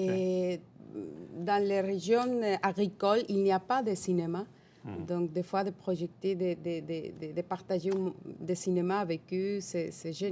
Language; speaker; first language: French; non-native, fluent; Spanish